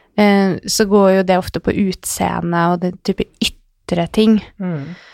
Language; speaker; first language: Norwegian; native; Norwegian